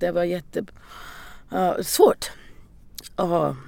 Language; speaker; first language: Swedish; non-native, learner; English